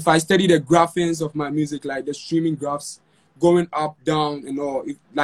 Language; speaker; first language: English; non-native, local second language; Akan